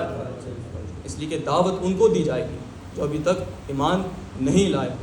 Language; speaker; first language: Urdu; early bilingual, heritage; Urdu